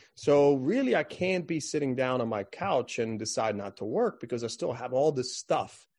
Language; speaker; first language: English; non-native, fluent; Croatian